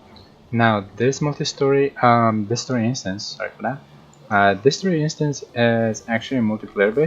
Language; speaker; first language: English; non-native, fluent; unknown